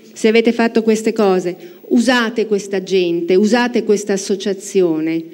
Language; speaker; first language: Italian; native; Italian